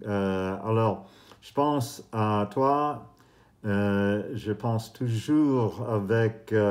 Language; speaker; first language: French; non-native, fluent; English